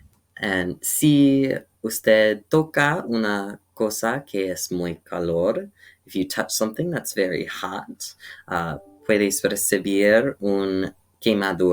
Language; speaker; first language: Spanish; non-native, learner; English